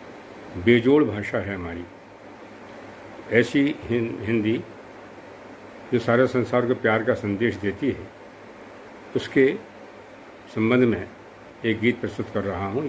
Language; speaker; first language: Hindi; native; Hindi